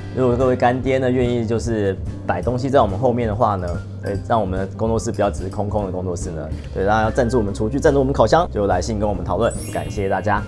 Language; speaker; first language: Chinese; native; Chinese